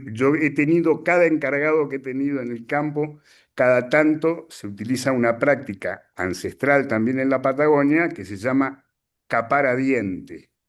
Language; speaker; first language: Spanish; native; Spanish